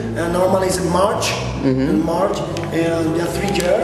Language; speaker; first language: English; non-native, local second language; Spanish